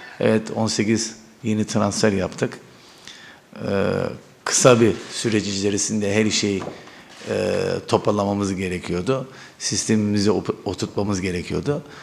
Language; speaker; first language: Turkish; early bilingual, heritage; Turkish